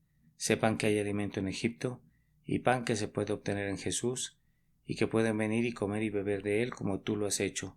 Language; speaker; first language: Spanish; native; Spanish